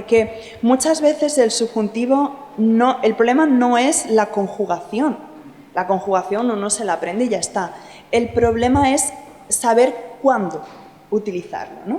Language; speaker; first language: Spanish; native; Spanish